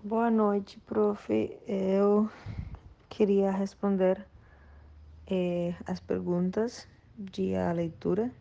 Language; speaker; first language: Portuguese; non-native, learner; Spanish